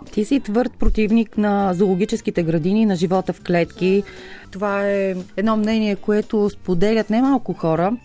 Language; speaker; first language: Bulgarian; native; Bulgarian